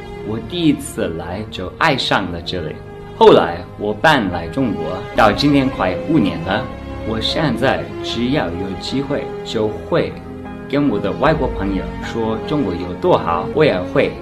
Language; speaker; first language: Chinese; non-native, fluent; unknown